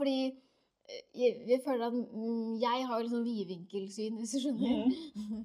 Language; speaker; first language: Norwegian; native; Norwegian